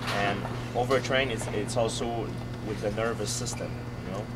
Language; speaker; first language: English; non-native, fluent; French